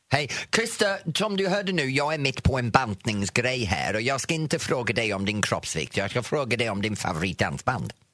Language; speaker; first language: Swedish; non-native, fluent; English